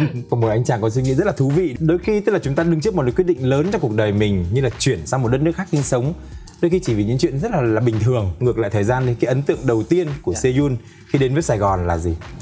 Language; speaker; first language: Vietnamese; native; Vietnamese